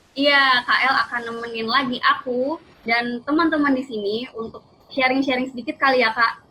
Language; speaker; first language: Indonesian; native; Indonesian